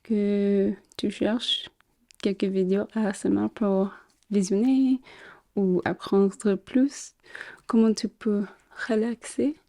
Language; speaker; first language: French; non-native, fluent; English